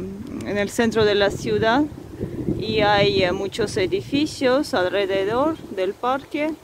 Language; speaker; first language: Spanish; non-native, fluent; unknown